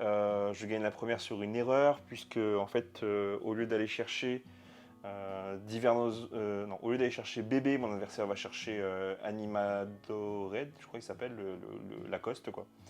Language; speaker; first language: French; native; French